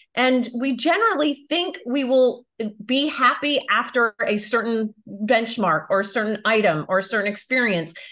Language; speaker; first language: English; native; English